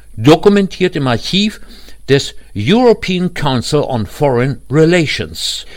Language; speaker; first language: German; native; German